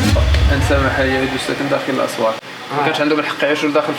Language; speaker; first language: Arabic; native; Arabic